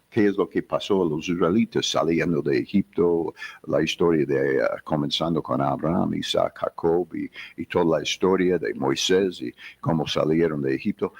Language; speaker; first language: Spanish; non-native, fluent; English